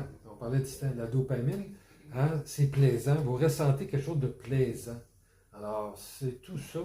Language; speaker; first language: French; native; French